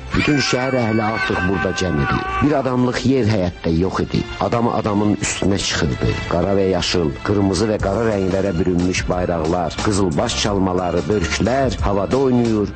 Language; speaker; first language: Azerbaijani; native; Azerbaijani